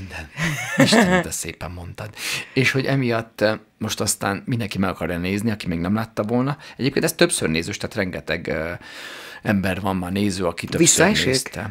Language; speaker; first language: Hungarian; native; Hungarian